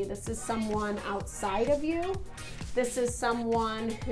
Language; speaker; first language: English; native; English